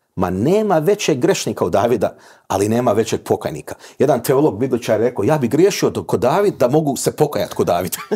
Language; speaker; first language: Croatian; early bilingual, heritage; Croatian